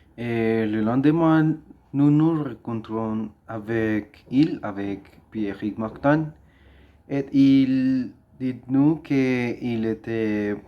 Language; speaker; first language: French; non-native, learner; Spanish